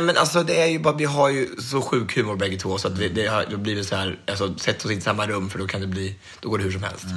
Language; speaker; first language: Swedish; native; Swedish